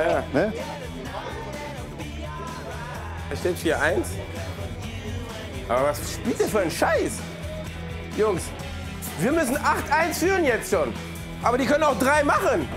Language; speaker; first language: German; native; German